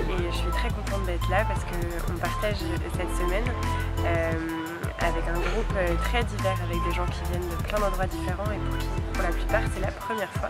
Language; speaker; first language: French; native; French